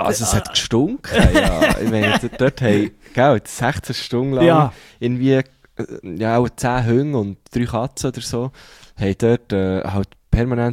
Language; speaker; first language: German; native; German